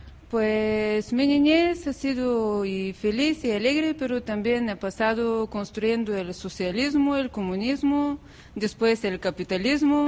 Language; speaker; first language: Spanish; non-native, fluent; Bulgarian